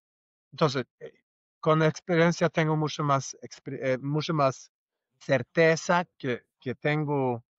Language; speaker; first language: Spanish; non-native, fluent; Norwegian